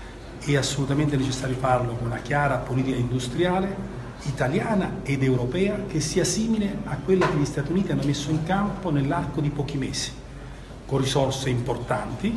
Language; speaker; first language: Italian; native; Italian